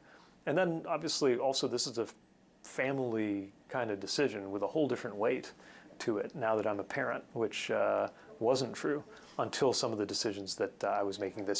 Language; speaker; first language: English; native; English